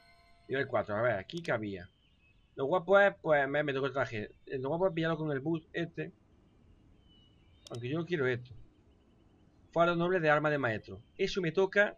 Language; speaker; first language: Spanish; native; Spanish